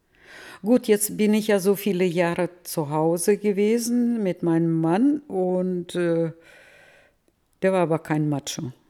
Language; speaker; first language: German; early bilingual, heritage; Russian